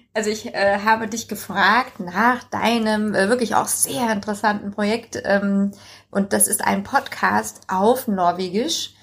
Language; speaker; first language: German; native; German